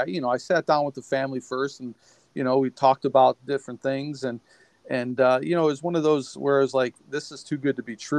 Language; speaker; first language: English; native; English